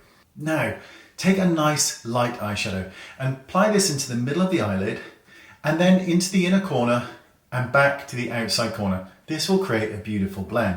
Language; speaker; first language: English; native; English